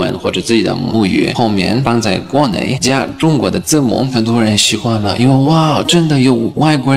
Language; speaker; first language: Chinese; non-native, fluent; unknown